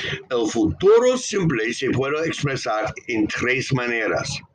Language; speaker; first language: Spanish; non-native, learner; English